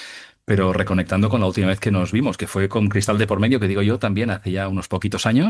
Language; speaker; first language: Spanish; native; Spanish